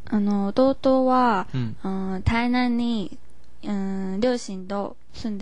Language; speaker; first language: Japanese; non-native, learner; Chinese